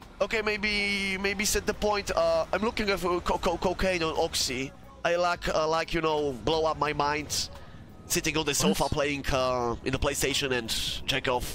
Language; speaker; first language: English; non-native, learner; Polish